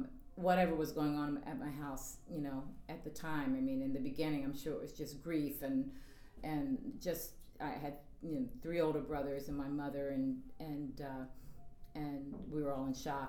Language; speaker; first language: English; native; English